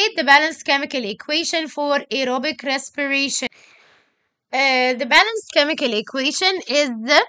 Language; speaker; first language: English; non-native, local second language; Arabic